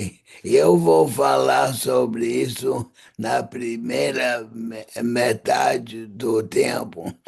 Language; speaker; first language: Portuguese; non-native, fluent; English